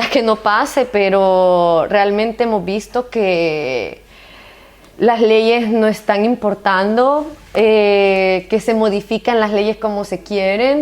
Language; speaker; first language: Spanish; native; Spanish